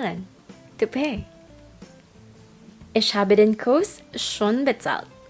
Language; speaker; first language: German; non-native, fluent; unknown